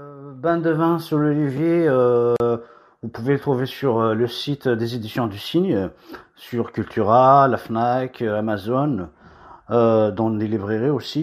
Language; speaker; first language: French; non-native, local second language; Kabyle